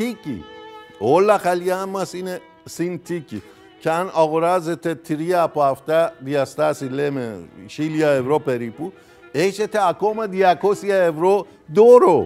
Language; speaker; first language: Greek; non-native, fluent; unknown